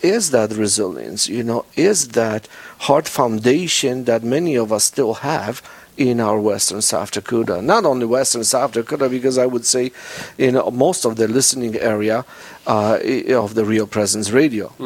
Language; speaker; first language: English; non-native, fluent; Polish